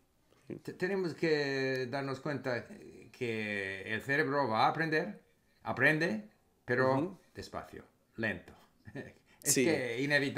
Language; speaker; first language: Spanish; non-native, fluent; English